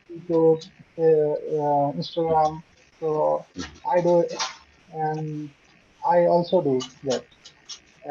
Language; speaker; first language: English; non-native, learner; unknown